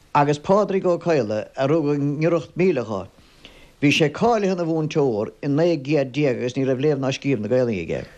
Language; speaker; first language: Irish; native; Irish